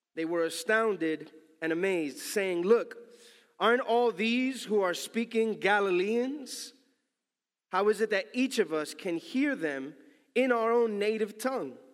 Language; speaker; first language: English; early bilingual, other home language; Spanish